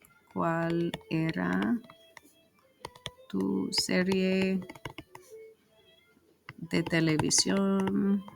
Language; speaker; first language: Spanish; non-native, fluent; English